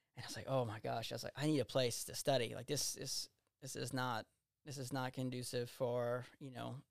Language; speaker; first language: English; native; English